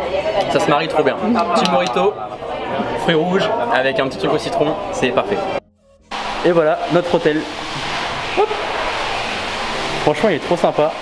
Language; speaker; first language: French; native; French